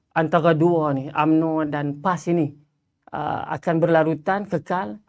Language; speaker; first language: Malay; native; Malay